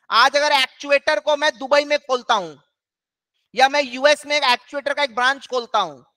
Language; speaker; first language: Hindi; native; Hindi